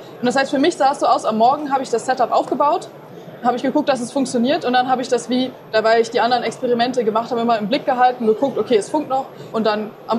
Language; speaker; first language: German; native; German